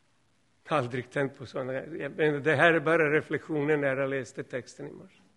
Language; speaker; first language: Swedish; non-native, fluent; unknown